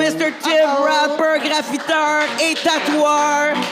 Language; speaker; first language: French; native; French